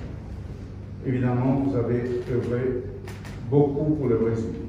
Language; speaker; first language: French; non-native, fluent; Portuguese